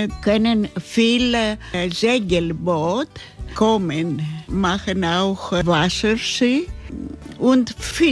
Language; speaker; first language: German; non-native, learner; Greek